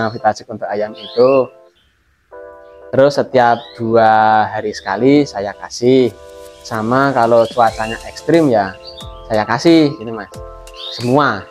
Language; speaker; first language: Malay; non-native, local second language; Javanese